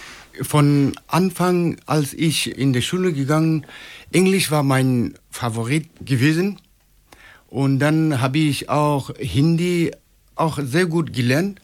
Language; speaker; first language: German; non-native, learner; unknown